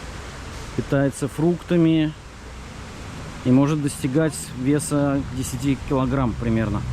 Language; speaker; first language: Russian; native; Russian